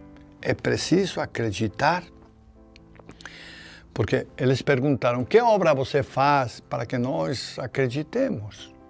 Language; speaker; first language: Portuguese; non-native, fluent; Spanish